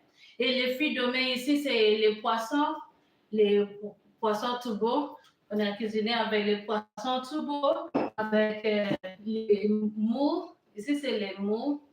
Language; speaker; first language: French; non-native, learner; English